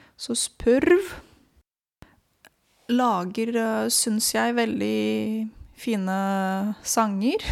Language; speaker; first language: Norwegian; non-native, fluent; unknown